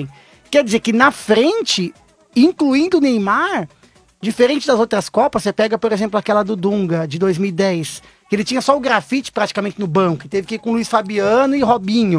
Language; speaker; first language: Portuguese; native; Portuguese